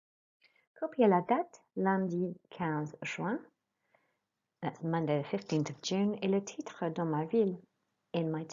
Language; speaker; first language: French; non-native, fluent; English